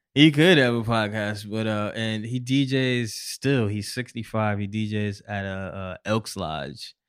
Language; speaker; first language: English; native; English